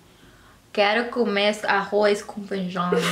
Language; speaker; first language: Spanish; non-native, learner; Persian